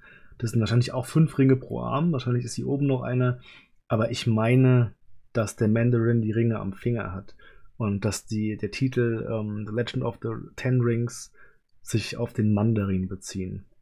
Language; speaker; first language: German; native; German